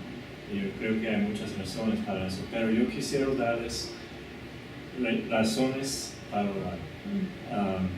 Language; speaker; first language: Spanish; non-native, fluent; English